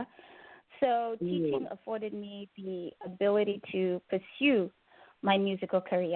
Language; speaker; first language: English; non-native, local second language; Shona